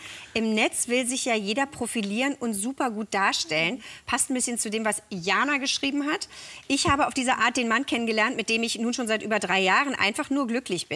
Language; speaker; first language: German; native; German